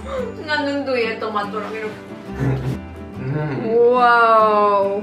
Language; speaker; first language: Korean; non-native, learner; Spanish